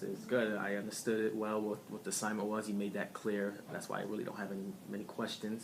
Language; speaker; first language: English; native; English